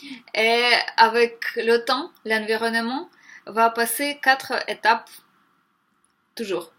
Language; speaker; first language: French; non-native, learner; Ukrainian